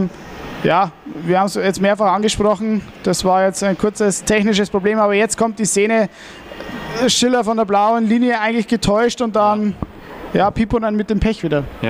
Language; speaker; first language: German; native; German